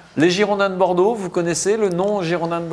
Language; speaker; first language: French; native; French